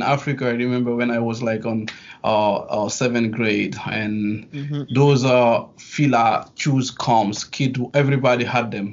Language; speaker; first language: English; non-native, fluent; Fula